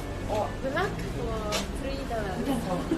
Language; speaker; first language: English; non-native, learner; Japanese